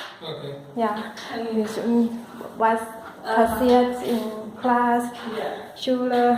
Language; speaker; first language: German; non-native, learner; Thai